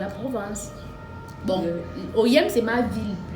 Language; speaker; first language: French; non-native, local second language; Fang